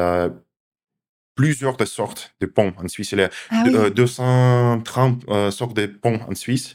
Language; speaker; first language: French; non-native, learner; Russian